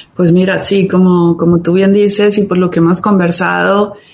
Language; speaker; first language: Spanish; native; Spanish